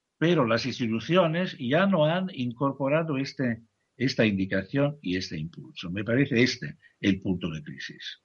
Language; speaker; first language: Spanish; non-native, fluent; Italian